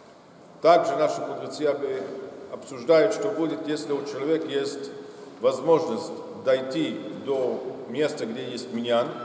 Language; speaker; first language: Russian; non-native, fluent; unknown